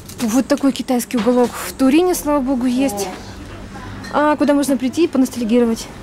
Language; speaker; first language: Russian; native; Russian